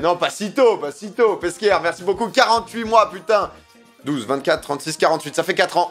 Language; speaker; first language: French; native; French